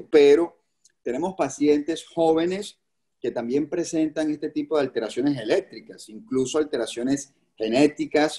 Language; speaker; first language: Spanish; native; Spanish